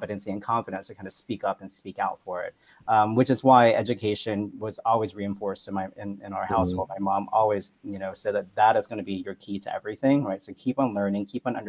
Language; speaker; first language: English; early bilingual, other home language; Vietnamese